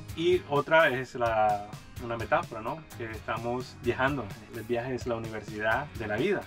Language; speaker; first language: Spanish; native; Spanish